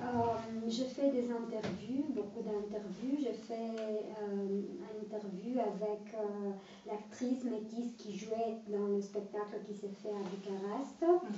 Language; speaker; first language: French; non-native, fluent; Romanian